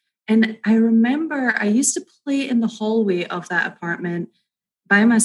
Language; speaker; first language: English; native; English